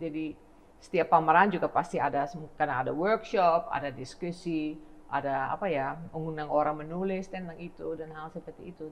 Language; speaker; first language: Indonesian; non-native, fluent; Dutch